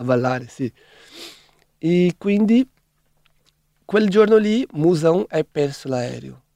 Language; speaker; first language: Italian; non-native, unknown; Portuguese